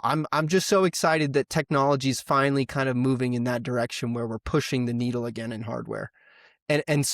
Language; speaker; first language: English; native; English